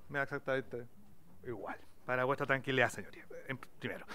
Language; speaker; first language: Spanish; native; Spanish